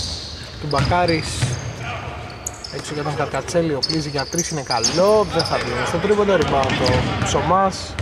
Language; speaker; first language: Greek; native; Greek